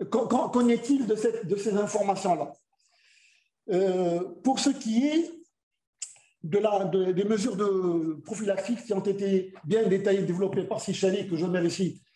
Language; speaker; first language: French; non-native, local second language; Arabic